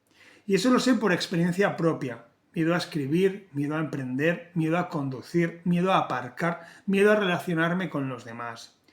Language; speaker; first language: Spanish; native; Spanish